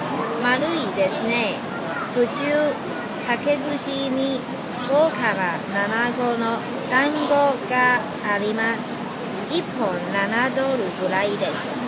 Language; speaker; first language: Japanese; non-native, learner; Cantonese